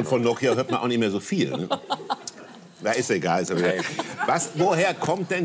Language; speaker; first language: German; native; German